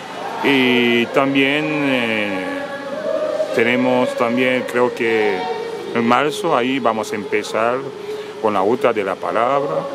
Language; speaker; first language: Spanish; non-native, fluent; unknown